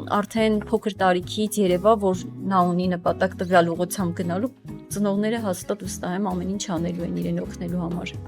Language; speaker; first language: Armenian; non-native, local second language; Kurdish